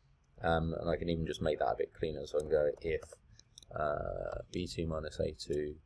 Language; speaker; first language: English; native; English